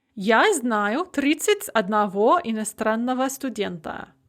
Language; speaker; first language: Russian; non-native, fluent; English